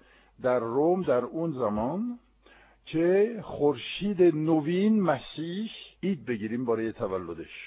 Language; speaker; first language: Persian; non-native, fluent; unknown